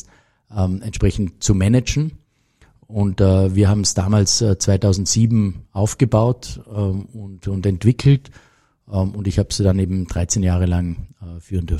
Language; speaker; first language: German; native; German